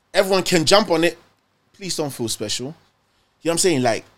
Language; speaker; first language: English; early bilingual, other home language; German